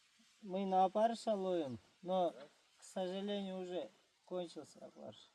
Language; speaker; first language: Russian; non-native, local second language; Kyrgyz